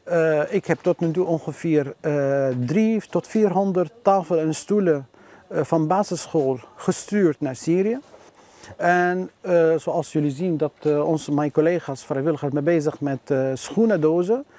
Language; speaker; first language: Dutch; non-native, learner; Arabic